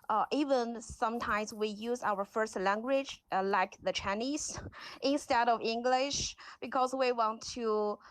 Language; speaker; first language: English; non-native, learner; Chinese